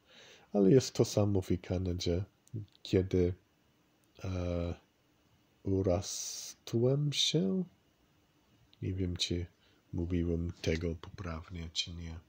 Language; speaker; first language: Polish; non-native, learner; English